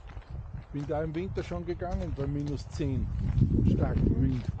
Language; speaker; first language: German; native; German